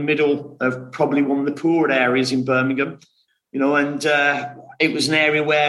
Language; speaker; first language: English; native; English